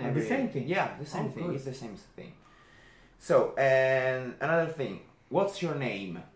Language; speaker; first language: English; non-native, fluent; Italian